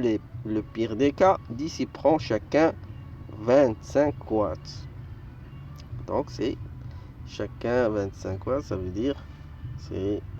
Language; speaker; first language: French; non-native, local second language; Arabic